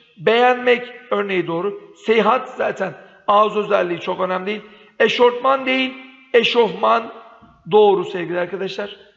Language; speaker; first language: Turkish; native; Turkish